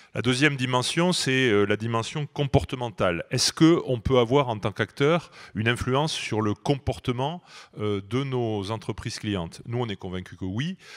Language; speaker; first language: French; native; French